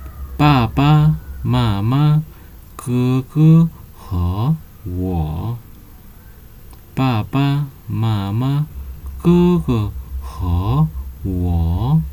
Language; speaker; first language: Chinese; non-native, fluent; Nepali